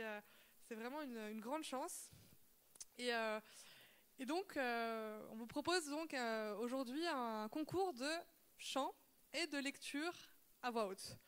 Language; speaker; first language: French; native; French